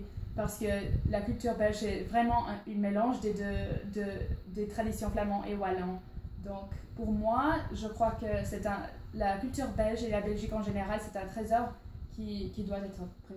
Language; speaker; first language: French; non-native, learner; English